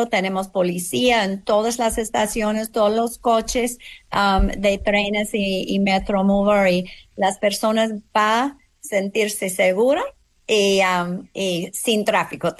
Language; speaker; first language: Spanish; non-native, fluent; English